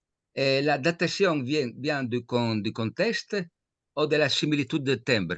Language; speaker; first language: French; non-native, fluent; Italian